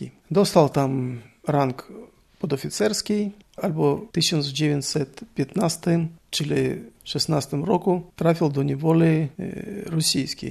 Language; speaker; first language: Polish; non-native, learner; Russian